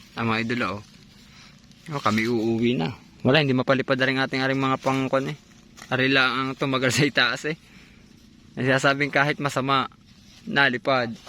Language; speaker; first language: Filipino; native; Filipino